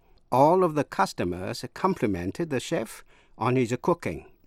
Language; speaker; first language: English; non-native, fluent; Vietnamese